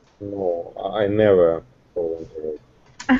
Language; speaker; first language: English; non-native, learner; Russian